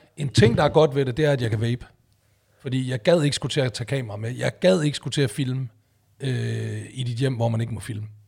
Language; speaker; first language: Danish; native; Danish